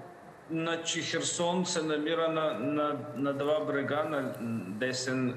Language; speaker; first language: Bulgarian; non-native, fluent; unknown